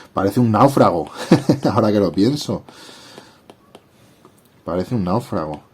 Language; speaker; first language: Spanish; native; Spanish